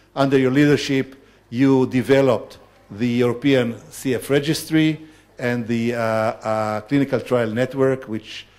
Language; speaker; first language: English; non-native, fluent; Hebrew